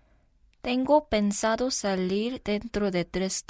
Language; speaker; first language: Spanish; non-native, learner; Korean